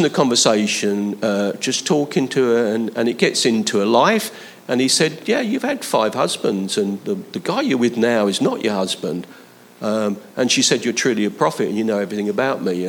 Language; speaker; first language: English; native; English